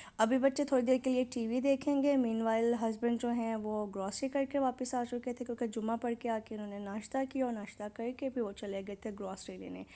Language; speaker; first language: Urdu; native; Urdu